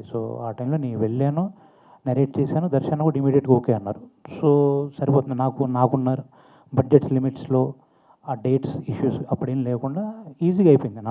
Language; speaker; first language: Telugu; native; Telugu